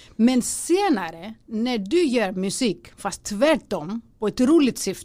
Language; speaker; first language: Swedish; non-native, fluent; Greek